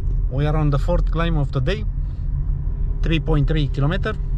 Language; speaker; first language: English; non-native, learner; Romanian